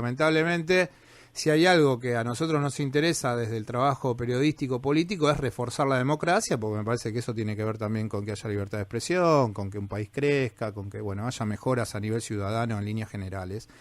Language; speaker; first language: Spanish; native; Spanish